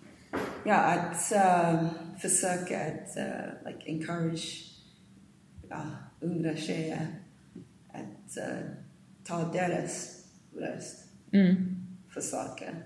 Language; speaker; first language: Swedish; non-native, learner; English